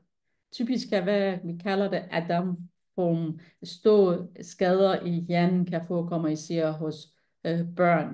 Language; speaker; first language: Danish; non-native, fluent; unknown